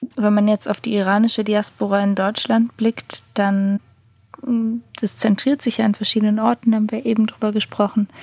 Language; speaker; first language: German; native; German